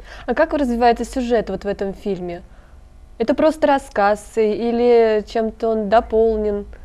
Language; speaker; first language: Russian; native; Russian